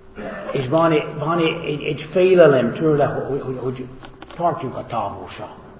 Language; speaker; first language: Hungarian; non-native, fluent; English